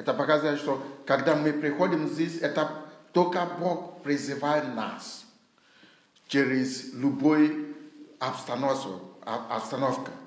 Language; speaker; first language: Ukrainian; non-native, learner; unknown